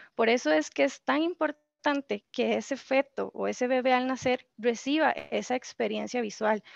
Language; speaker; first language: Spanish; native; Spanish